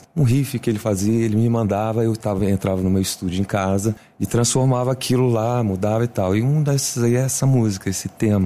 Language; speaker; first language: Portuguese; native; Portuguese